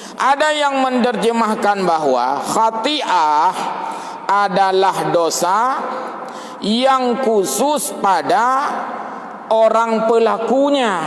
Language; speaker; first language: Malay; non-native, local second language; Achinese